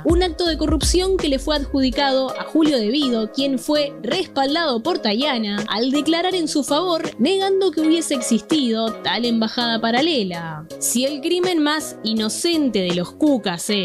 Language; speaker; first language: Spanish; native; Spanish